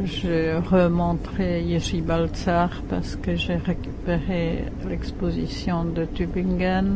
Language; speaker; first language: French; non-native, fluent; Czech